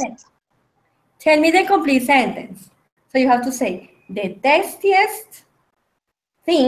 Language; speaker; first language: English; non-native, fluent; Spanish